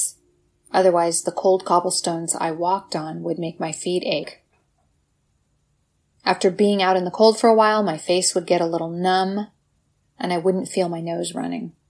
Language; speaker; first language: English; native; English